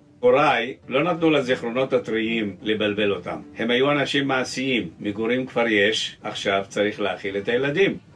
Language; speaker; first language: Hebrew; early bilingual, other home language; Arabic